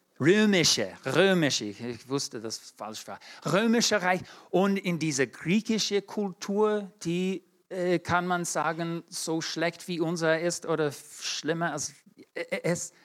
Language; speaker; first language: German; non-native, fluent; English